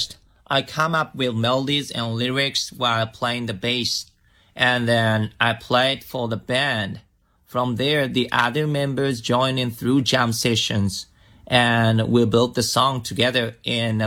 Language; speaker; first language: English; non-native, learner; Japanese